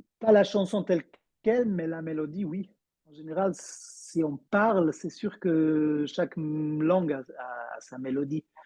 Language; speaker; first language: French; non-native, fluent; Romansh